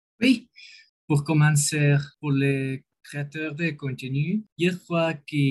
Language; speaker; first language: French; non-native, learner; Spanish